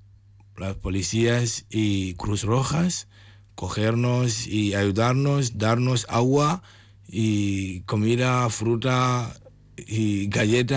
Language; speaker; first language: Spanish; non-native, learner; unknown